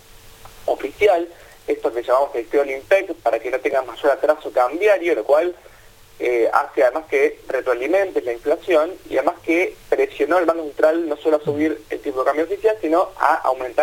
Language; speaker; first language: Spanish; native; Spanish